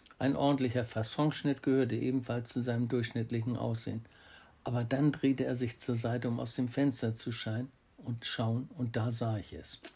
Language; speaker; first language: German; native; German